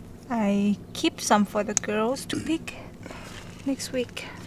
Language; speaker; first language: English; non-native, fluent; Thai